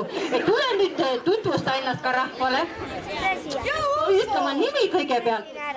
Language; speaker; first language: Estonian; native; Estonian